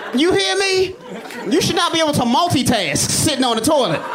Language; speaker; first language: English; native; English